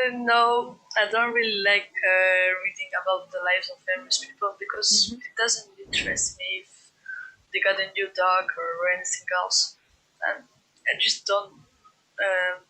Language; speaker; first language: English; non-native, fluent; Greek